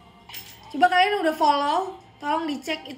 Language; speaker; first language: Indonesian; native; Indonesian